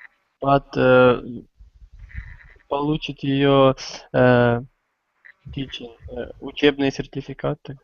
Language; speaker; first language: Russian; non-native, learner; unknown